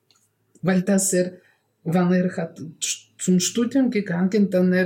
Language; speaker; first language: German; non-native, learner; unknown